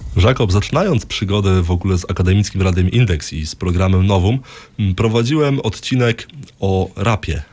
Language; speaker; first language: Polish; native; Polish